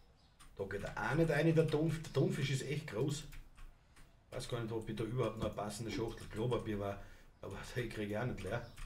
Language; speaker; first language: German; native; German